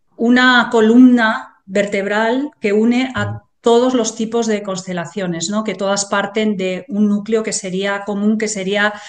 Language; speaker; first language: Spanish; native; Spanish